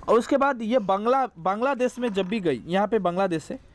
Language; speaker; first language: Hindi; non-native, local second language; Assamese